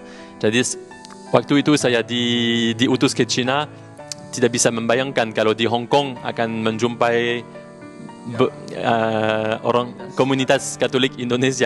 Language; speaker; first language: Indonesian; non-native, learner; French